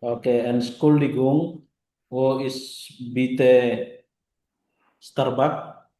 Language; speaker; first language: German; non-native, learner; Indonesian